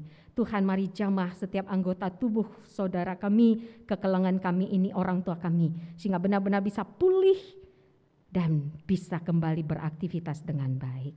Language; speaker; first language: Indonesian; native; Indonesian